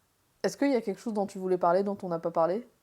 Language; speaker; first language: French; native; French